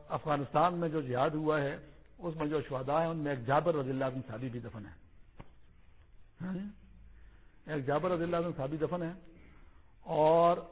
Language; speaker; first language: Urdu; non-native, local second language; Pashto